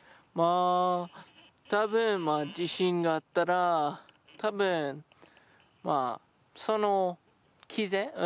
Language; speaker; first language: Japanese; non-native, learner; French